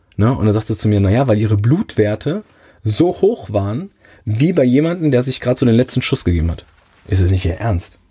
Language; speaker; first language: German; early bilingual, other home language; Italian